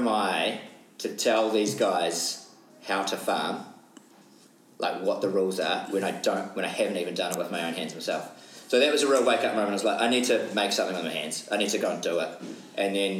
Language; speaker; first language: English; native; English